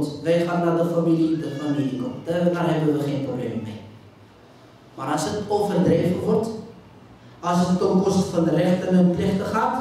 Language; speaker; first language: Dutch; non-native, fluent; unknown